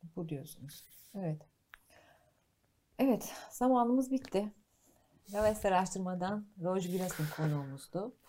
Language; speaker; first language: Turkish; native; Turkish